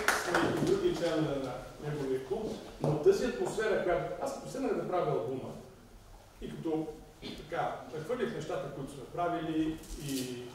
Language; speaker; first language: Bulgarian; native; Bulgarian